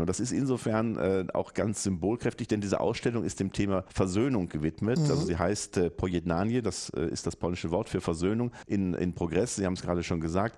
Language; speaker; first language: German; native; German